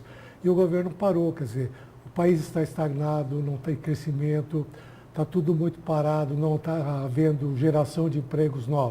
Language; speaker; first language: Portuguese; native; Portuguese